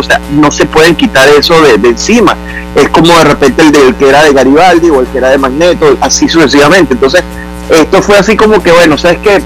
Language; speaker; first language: Spanish; native; Spanish